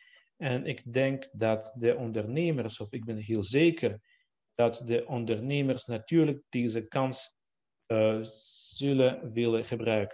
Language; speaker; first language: Dutch; non-native, fluent; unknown